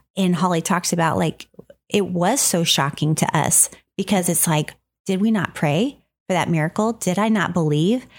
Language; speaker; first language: English; native; English